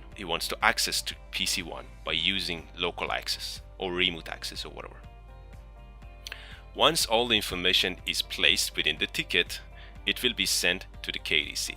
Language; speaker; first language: English; non-native, fluent; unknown